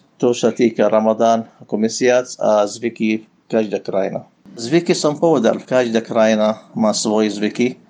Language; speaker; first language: Slovak; non-native, learner; Arabic